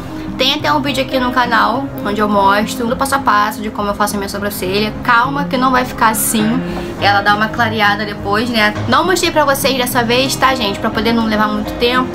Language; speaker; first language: Portuguese; native; Portuguese